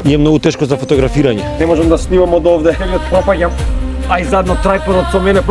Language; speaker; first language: Macedonian; native; Macedonian